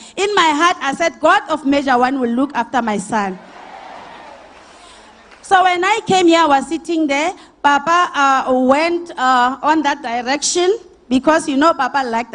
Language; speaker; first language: English; non-native, local second language; Northern Sotho